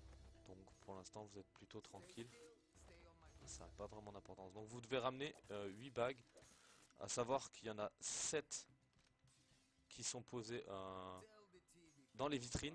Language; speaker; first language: French; native; French